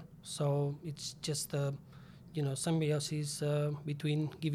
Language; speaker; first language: English; non-native, fluent; Spanish